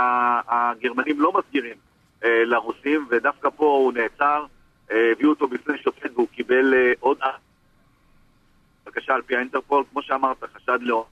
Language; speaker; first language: Hebrew; native; Hebrew